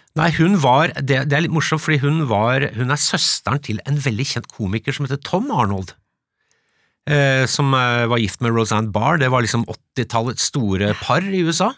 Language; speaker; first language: Norwegian; early bilingual, other home language; English